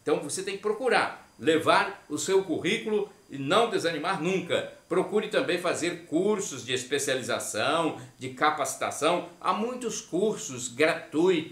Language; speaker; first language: Portuguese; native; Portuguese